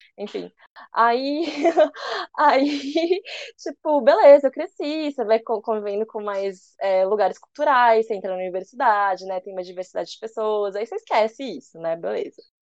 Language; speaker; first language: Portuguese; early bilingual, other home language; Korean